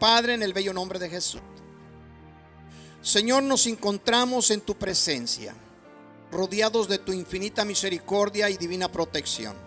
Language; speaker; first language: Spanish; native; Spanish